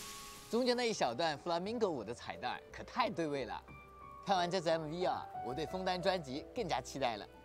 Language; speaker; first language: Chinese; native; Chinese